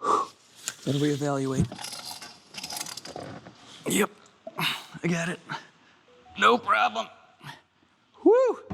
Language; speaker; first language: English; native; English